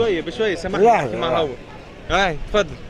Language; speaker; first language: Arabic; native; Arabic